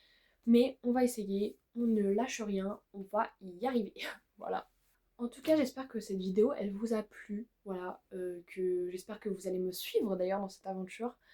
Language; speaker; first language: French; native; French